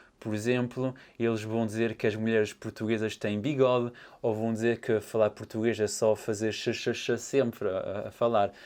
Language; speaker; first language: Portuguese; early bilingual, heritage; Portuguese